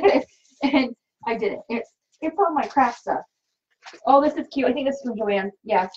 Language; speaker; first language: English; native; English